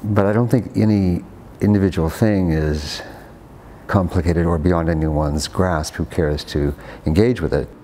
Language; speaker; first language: English; native; English